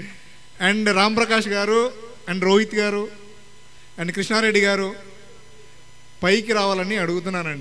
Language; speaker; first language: Telugu; native; Telugu